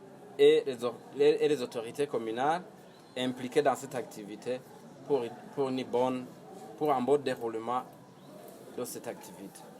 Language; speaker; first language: French; non-native, local second language; Rundi